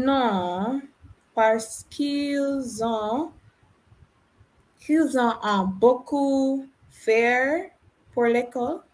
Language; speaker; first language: French; non-native, learner; English